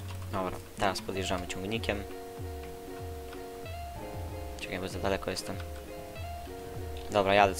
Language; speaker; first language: Polish; native; Polish